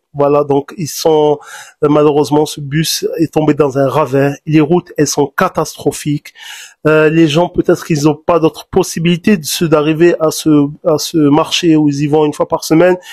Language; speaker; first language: French; non-native, local second language; Arabic